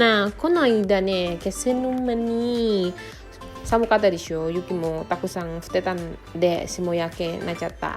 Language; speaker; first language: Japanese; non-native, fluent; Indonesian